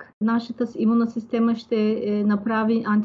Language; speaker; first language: Bulgarian; non-native, local second language; Turkish